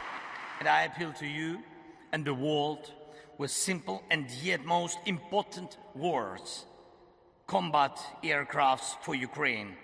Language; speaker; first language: English; non-native, fluent; Ukrainian